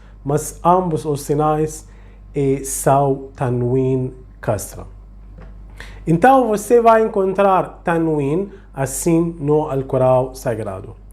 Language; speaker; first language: Portuguese; non-native, fluent; Arabic